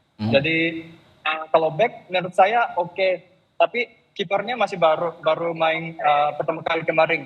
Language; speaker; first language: Indonesian; non-native, fluent; Japanese